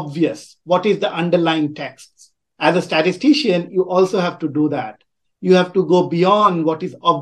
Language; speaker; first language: English; non-native, local second language; Bangla